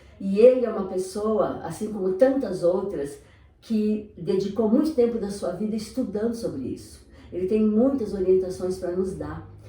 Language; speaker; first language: Portuguese; native; Portuguese